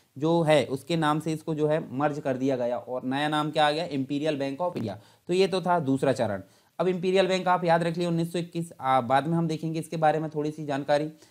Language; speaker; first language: Hindi; native; Hindi